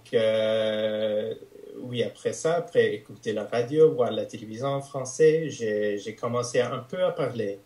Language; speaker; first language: French; non-native, fluent; English